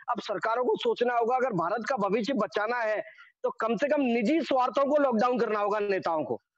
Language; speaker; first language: Hindi; native; Hindi